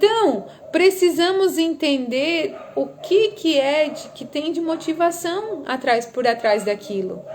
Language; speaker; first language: Portuguese; native; Portuguese